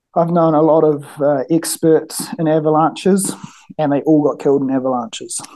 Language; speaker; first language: English; native; English